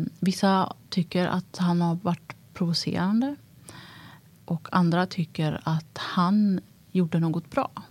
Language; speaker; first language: Swedish; early bilingual, other home language; Tigrinya